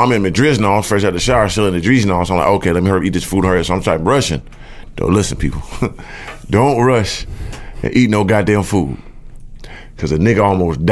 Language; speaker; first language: English; native; English